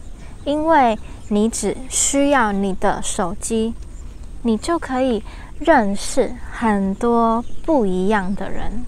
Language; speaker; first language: Chinese; non-native, learner; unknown